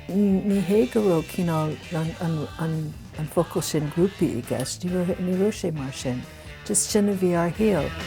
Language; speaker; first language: Irish; non-native, fluent; English